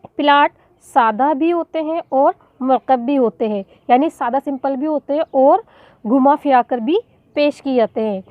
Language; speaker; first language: Urdu; native; Urdu